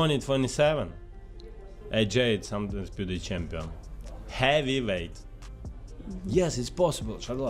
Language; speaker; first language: English; non-native, learner; Ukrainian